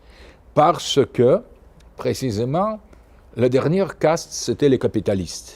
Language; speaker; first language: French; non-native, fluent; Russian